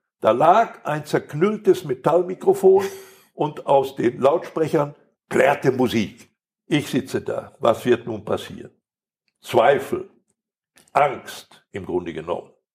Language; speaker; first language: German; native; German